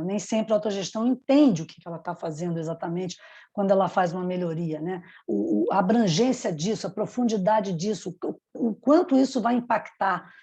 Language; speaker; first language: Portuguese; native; Portuguese